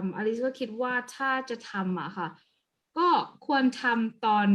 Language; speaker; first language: Thai; early bilingual, other home language; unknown